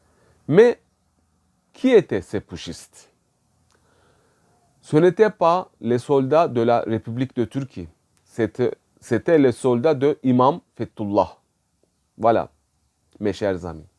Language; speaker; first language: French; non-native, fluent; Turkish